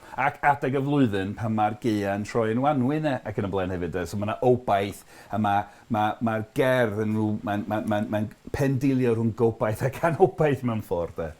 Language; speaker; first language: Welsh; non-native, fluent; English